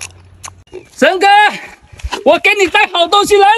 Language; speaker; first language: Chinese; native; Chinese